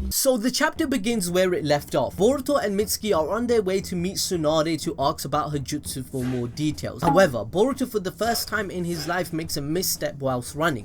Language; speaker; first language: English; native; English